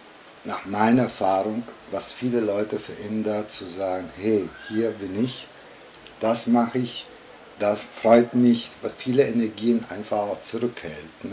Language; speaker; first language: German; non-native, fluent; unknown